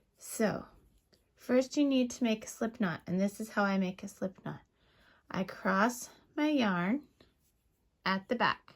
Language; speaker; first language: English; native; English